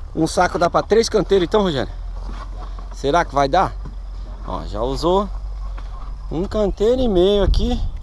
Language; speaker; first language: Portuguese; native; Portuguese